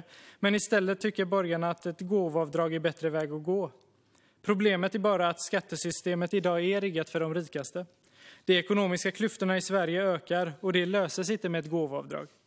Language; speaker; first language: Swedish; native; Swedish